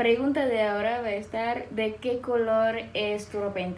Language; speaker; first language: Spanish; non-native, fluent; French